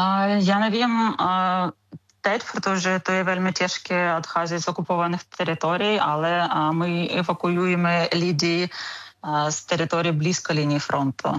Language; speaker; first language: Czech; non-native, learner; Ukrainian